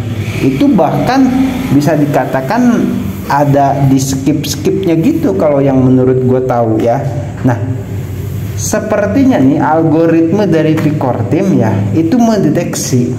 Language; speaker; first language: Indonesian; native; Indonesian